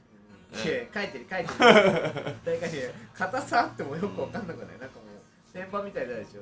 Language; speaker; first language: Japanese; native; Japanese